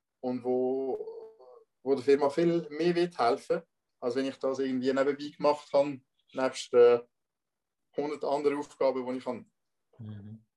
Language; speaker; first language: German; non-native, local second language; French